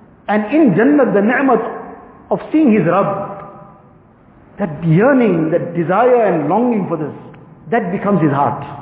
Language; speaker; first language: English; native; English